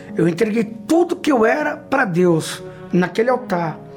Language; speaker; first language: Portuguese; native; Portuguese